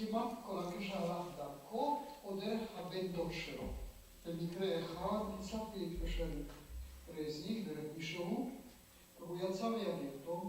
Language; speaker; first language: Hebrew; non-native, fluent; Polish